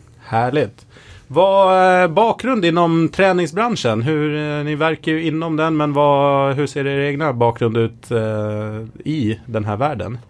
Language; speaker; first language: Swedish; native; Swedish